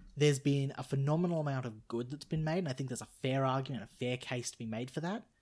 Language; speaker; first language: English; native; English